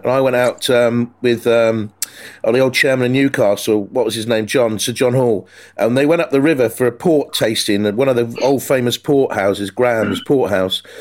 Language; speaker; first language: English; native; English